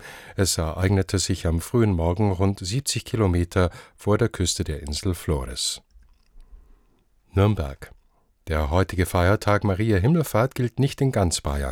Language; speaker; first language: German; native; German